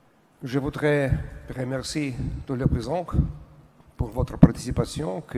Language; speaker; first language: French; non-native, learner; Russian